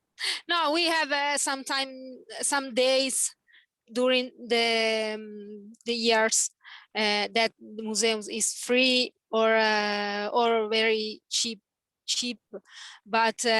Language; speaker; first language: English; non-native, learner; Italian